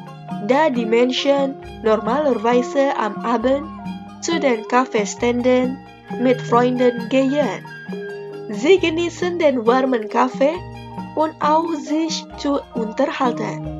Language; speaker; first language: German; non-native, fluent; Indonesian